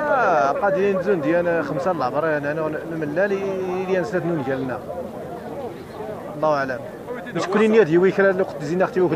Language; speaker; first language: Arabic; non-native, local second language; Berber languages